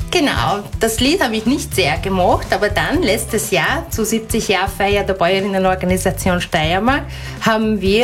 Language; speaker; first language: German; native; German